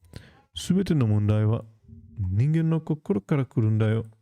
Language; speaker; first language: Japanese; non-native, learner; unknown